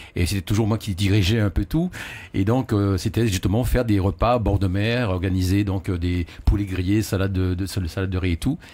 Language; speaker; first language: French; native; French